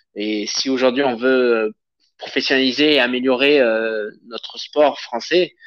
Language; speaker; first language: French; native; French